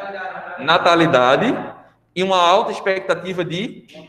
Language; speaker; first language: Portuguese; native; Portuguese